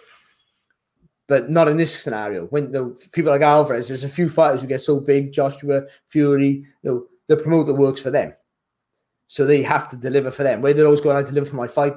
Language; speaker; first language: English; native; English